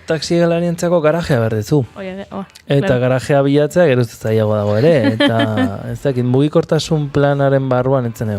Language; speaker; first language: Basque; native; Basque